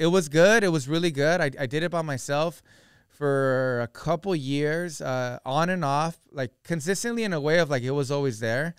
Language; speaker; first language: English; early bilingual, other home language; Spanish